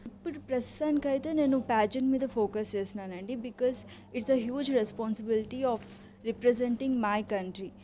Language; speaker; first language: Telugu; native; Telugu